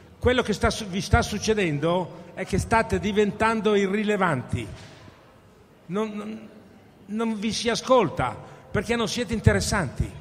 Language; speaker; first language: Italian; native; Italian